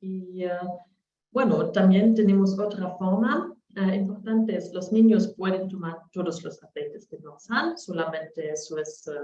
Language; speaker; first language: Spanish; non-native, learner; German